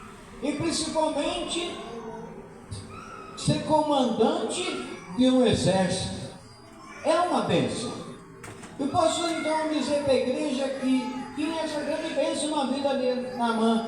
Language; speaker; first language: Portuguese; native; Portuguese